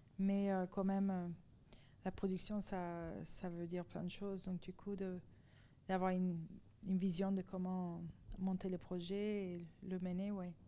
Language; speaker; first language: French; non-native, fluent; Persian